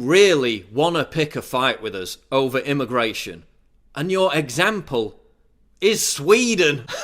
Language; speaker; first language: English; native; English